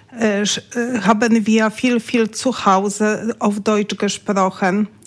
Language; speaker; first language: German; non-native, learner; Polish